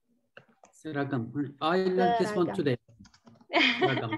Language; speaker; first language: English; non-native, fluent; Turkish